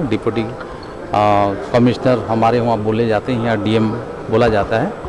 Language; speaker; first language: Hindi; non-native, local second language; Assamese